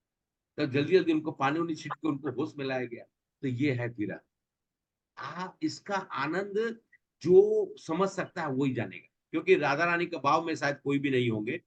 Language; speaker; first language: Hindi; native; Hindi